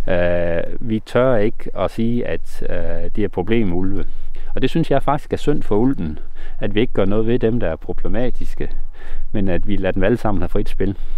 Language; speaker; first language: Danish; native; Danish